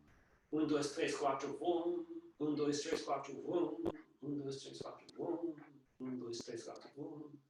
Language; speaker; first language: Portuguese; non-native, learner; English